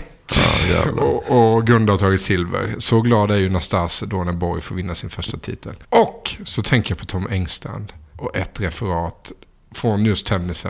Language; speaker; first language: Swedish; native; Swedish